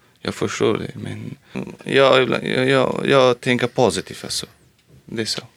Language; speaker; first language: Swedish; non-native, learner; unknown